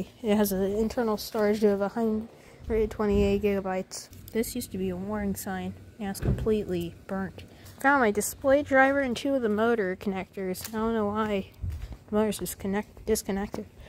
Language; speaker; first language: English; native; English